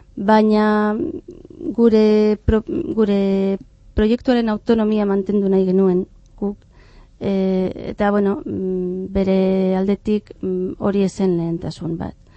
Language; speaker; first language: Basque; non-native, fluent; Catalan